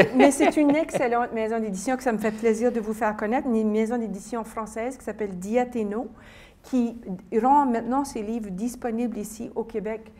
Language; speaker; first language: French; native; French